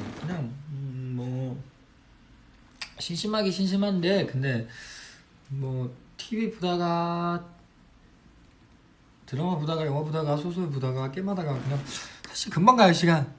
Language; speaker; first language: Korean; non-native, fluent; Chinese